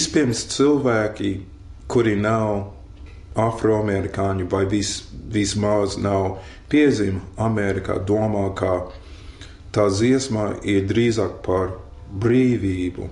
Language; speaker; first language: Latvian; non-native, fluent; English